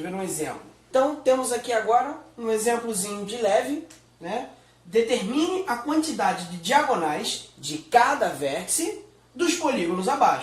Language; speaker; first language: Portuguese; native; Portuguese